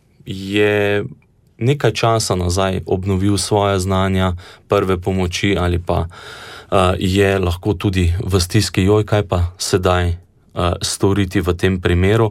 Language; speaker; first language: Slovenian; native; Slovenian